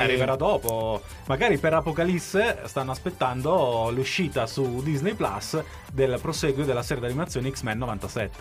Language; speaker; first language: Italian; native; Italian